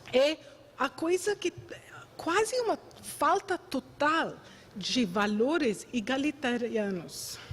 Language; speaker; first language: Portuguese; non-native, fluent; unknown